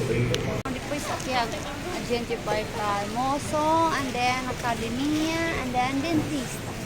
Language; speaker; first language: Portuguese; non-native, learner; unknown